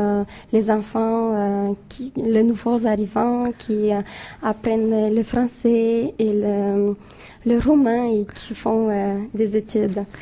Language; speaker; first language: French; non-native, fluent; Romanian